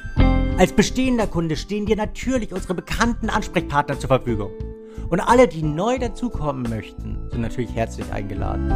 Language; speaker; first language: German; native; German